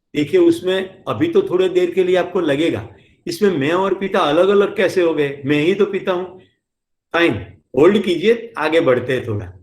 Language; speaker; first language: Hindi; non-native, local second language; Gujarati